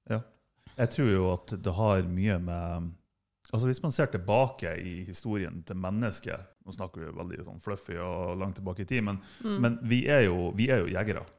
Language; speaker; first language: Norwegian; non-native, fluent; German